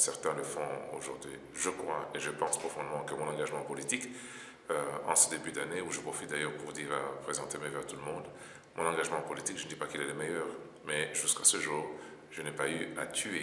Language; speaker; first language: French; non-native, local second language; Lingala